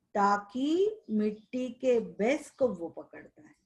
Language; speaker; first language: Hindi; non-native, local second language; Marathi